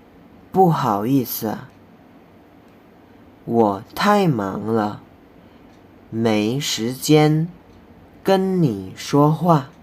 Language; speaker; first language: Chinese; non-native, fluent; Indonesian